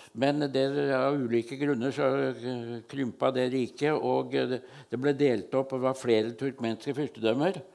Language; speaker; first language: Norwegian; native; Norwegian